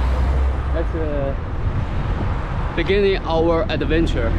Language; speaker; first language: English; non-native, fluent; Chinese